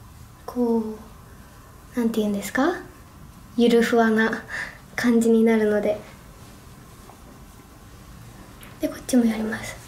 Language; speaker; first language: Japanese; native; Japanese